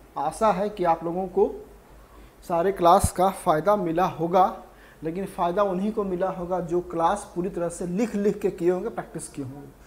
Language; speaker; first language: Hindi; native; Hindi